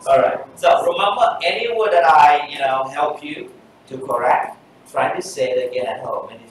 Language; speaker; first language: English; non-native, fluent; Vietnamese